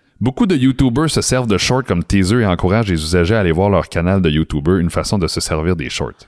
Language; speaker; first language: French; native; French